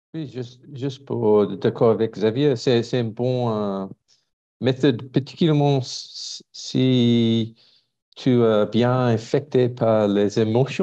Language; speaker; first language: French; non-native, learner; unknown